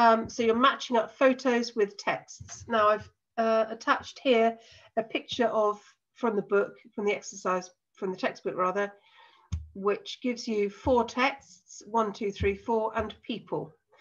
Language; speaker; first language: English; native; English